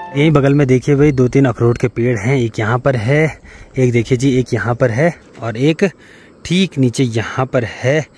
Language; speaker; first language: Hindi; non-native, local second language; Garhwali